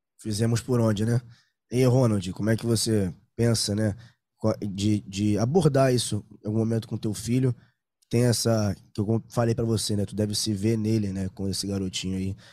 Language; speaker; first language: Portuguese; native; Portuguese